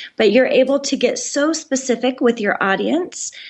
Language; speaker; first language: English; native; English